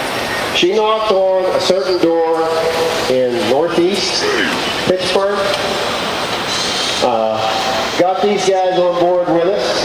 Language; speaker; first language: English; native; English